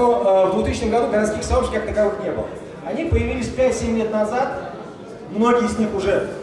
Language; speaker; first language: Russian; native; Russian